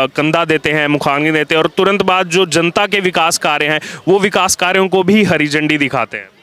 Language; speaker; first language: Hindi; native; Hindi